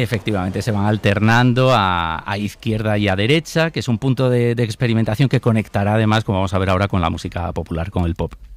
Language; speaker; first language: Spanish; native; Spanish